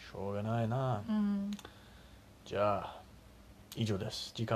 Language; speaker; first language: Japanese; non-native, learner; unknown